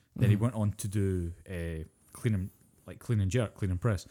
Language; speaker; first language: English; native; English